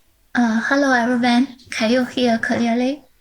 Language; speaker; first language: English; non-native, local second language; Chinese